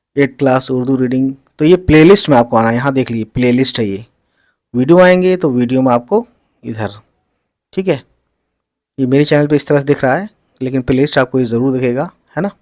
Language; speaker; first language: Hindi; native; Hindi